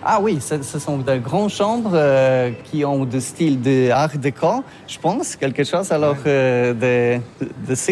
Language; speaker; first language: French; non-native, learner; Polish